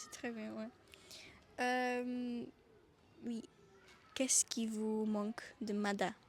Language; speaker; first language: French; non-native, learner; Polish